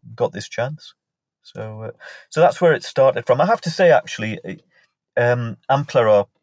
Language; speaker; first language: English; native; English